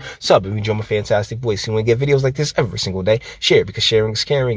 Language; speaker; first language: English; native; English